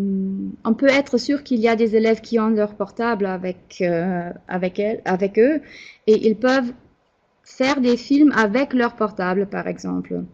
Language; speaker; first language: French; non-native, fluent; German